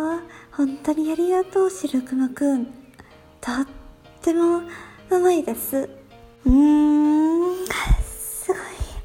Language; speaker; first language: Japanese; non-native, learner; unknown